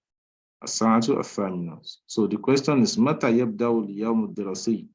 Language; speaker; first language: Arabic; non-native, fluent; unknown